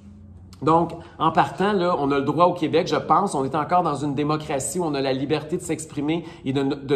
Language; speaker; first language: French; native; French